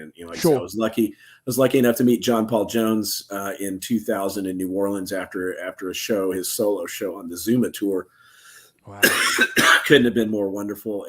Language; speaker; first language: English; native; English